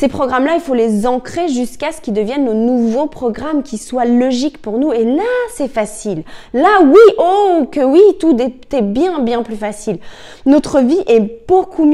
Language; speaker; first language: French; native; French